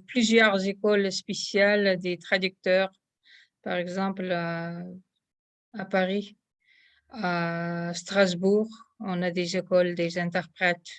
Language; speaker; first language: French; non-native, fluent; Russian